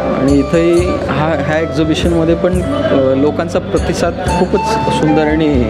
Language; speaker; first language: Marathi; non-native, local second language; Lambadi